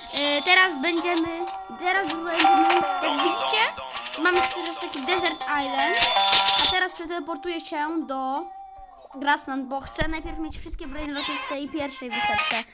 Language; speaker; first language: Polish; native; Polish